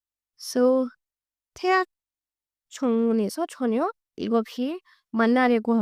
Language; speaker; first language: Korean; non-native, learner; Hindi